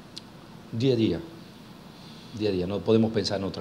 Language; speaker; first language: Portuguese; non-native, fluent; Spanish